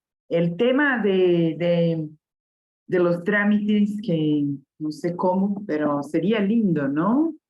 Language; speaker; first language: Spanish; non-native, fluent; Portuguese